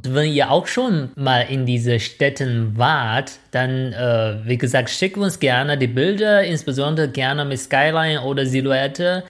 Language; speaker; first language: German; non-native, fluent; Chinese